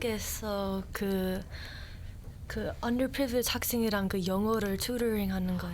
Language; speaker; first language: Korean; early bilingual, heritage; Korean